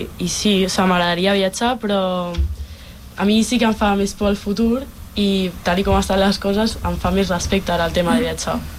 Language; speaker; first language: Catalan; non-native, local second language; Spanish